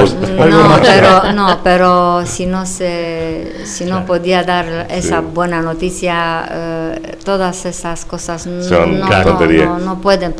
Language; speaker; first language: Spanish; non-native, fluent; Romanian